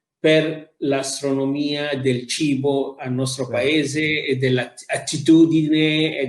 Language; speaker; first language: Italian; non-native, fluent; Arabic